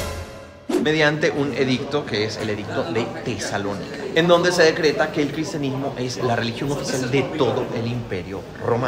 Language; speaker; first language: Spanish; native; Spanish